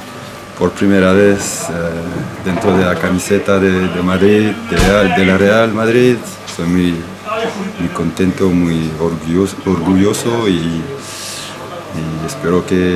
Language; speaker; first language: Spanish; non-native, learner; French